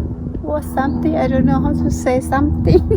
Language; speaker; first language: English; non-native, learner; Hmong